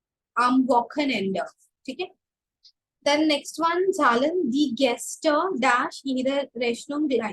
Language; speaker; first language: German; non-native, fluent; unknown